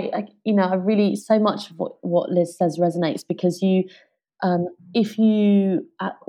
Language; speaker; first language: English; native; English